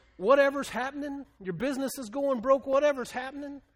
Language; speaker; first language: English; native; English